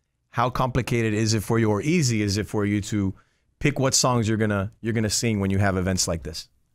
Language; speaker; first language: English; early bilingual, other home language; Spanish